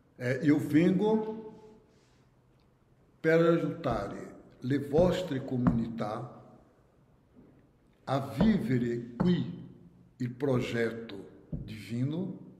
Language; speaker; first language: Italian; non-native, fluent; Portuguese